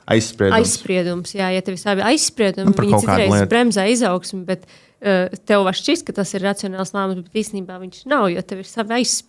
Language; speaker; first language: Latvian; native; Latvian